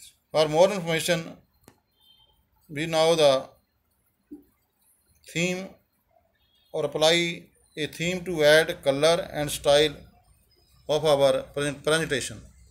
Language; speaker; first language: English; non-native, local second language; Punjabi